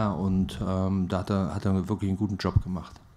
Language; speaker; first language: German; native; German